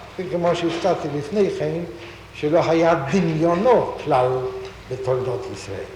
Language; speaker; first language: Hebrew; non-native, fluent; Polish